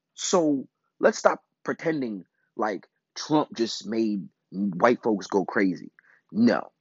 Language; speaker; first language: English; native; English